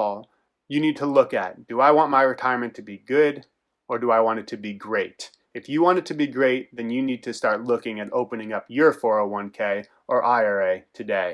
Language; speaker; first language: English; native; English